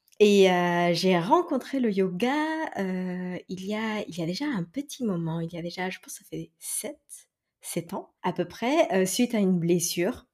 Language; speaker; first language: French; non-native, fluent; Spanish